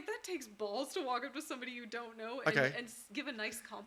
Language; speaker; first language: English; native; English